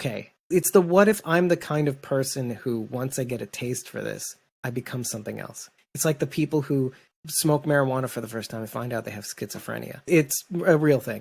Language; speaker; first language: English; native; English